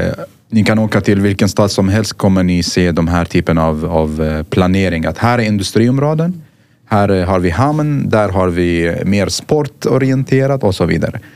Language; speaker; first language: Swedish; non-native, fluent; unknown